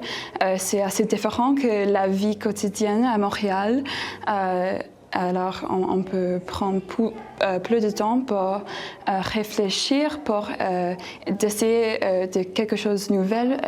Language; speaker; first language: French; non-native, learner; English